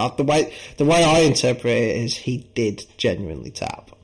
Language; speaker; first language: English; native; English